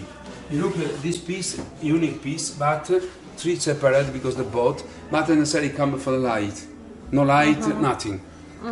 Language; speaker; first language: English; non-native, learner; Italian